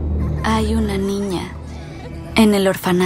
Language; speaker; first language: Spanish; native; Spanish